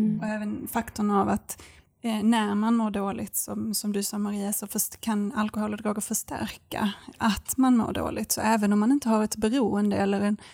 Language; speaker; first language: Swedish; native; Swedish